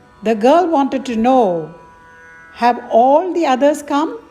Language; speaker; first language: English; non-native, local second language; Tamil